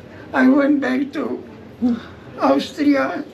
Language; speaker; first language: English; non-native, learner; German